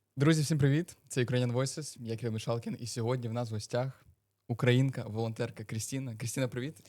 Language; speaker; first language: Ukrainian; native; Ukrainian